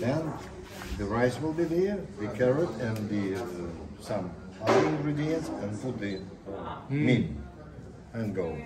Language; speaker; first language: English; non-native, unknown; Uzbek